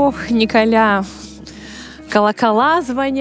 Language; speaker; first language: Russian; native; Russian